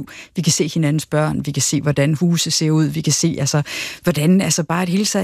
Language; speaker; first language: Danish; native; Danish